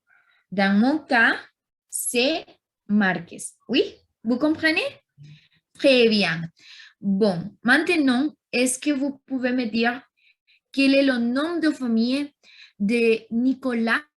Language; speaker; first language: French; non-native, learner; Spanish